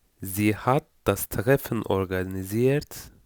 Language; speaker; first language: German; non-native, fluent; Turkish